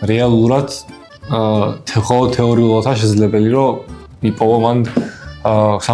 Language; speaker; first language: Georgian; native; Georgian